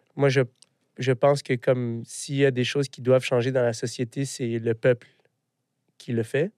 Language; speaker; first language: French; early bilingual, other home language; Arabic